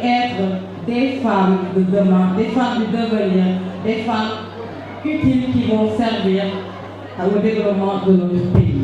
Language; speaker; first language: French; non-native, local second language; Jola-Fonyi